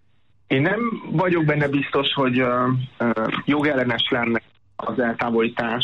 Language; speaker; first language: Hungarian; native; Hungarian